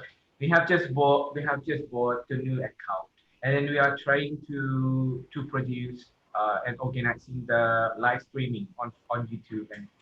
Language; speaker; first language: English; non-native, fluent; Thai